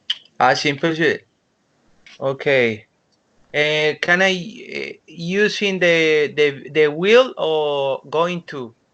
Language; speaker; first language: English; non-native, learner; Spanish